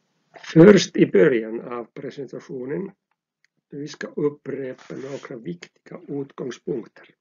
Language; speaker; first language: Swedish; non-native, local second language; Finnish